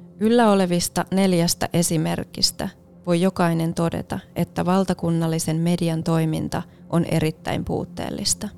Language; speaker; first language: Finnish; native; Finnish